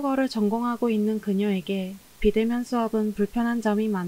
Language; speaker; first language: Korean; native; Korean